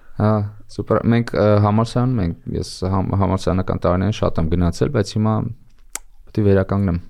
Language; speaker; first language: Armenian; native; Armenian